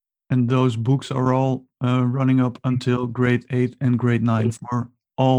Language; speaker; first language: English; non-native, fluent; Dutch